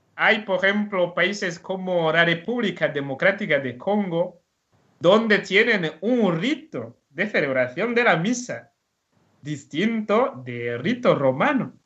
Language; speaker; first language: Spanish; non-native, fluent; Rundi